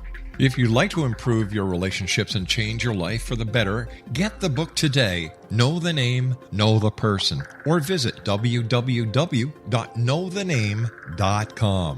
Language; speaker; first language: English; native; English